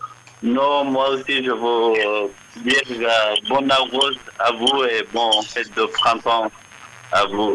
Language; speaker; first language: French; non-native, fluent; Persian